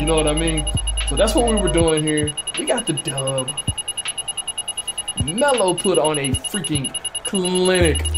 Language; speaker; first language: English; native; English